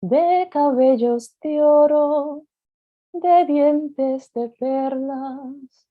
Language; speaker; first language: Spanish; early bilingual, other home language; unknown